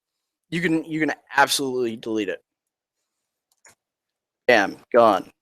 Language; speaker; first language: English; native; English